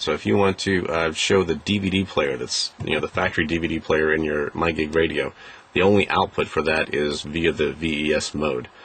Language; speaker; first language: English; native; English